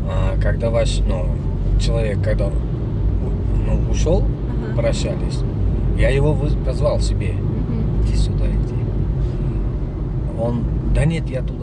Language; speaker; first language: Russian; non-native, local second language; Uzbek